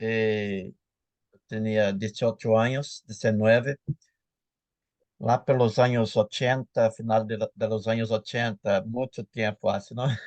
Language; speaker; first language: Spanish; non-native, fluent; Portuguese